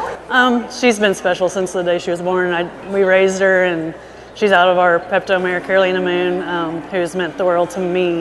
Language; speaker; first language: English; native; English